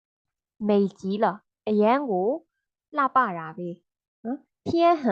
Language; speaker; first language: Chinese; non-native, fluent; Burmese